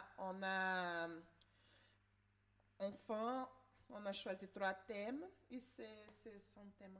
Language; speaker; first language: French; non-native, learner; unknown